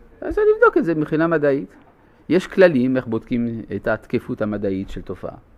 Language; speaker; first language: Hebrew; non-native, fluent; French